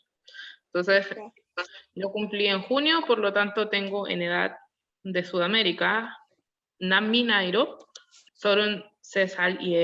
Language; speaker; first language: Spanish; non-native, learner; Korean